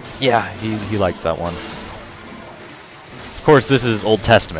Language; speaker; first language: English; native; English